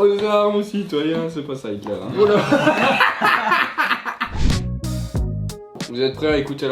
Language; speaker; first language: French; native; French